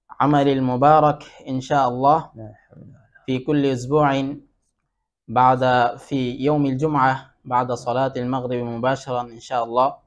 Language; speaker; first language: Arabic; non-native, fluent; Bangla